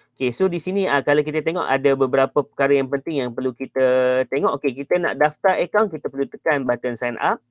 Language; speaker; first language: Malay; native; Malay